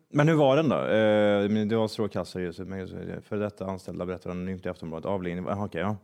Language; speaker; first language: Swedish; native; Swedish